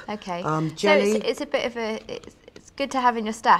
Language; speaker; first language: English; native; English